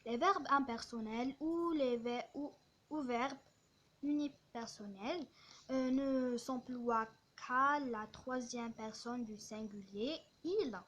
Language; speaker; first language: French; non-native, local second language; Arabic